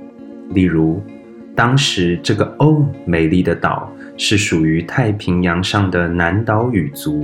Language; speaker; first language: Chinese; native; Chinese